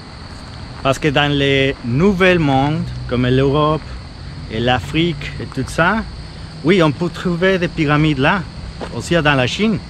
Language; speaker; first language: French; non-native, fluent; Spanish